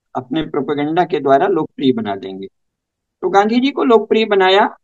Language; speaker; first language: Hindi; native; Hindi